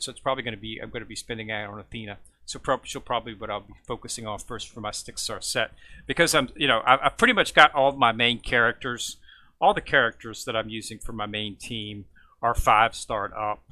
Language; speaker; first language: English; native; English